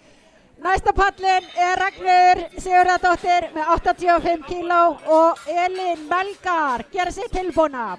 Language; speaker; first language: Icelandic; native; Icelandic